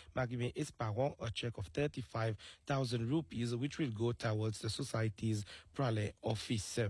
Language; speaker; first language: English; non-native, local second language; Seselwa Creole French